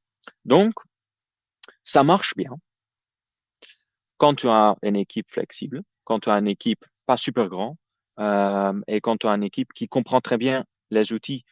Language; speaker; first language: French; non-native, fluent; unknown